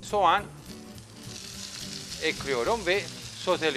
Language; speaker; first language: Turkish; non-native, fluent; Italian